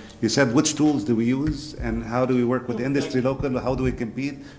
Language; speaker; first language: English; non-native, fluent; Arabic